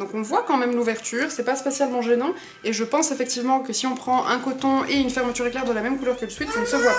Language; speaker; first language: French; native; French